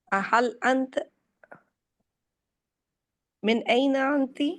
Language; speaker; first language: Arabic; non-native, learner; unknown